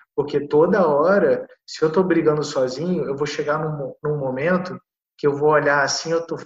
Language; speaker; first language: Portuguese; native; Portuguese